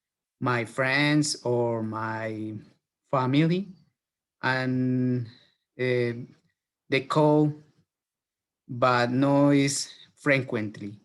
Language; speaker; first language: English; non-native, learner; Spanish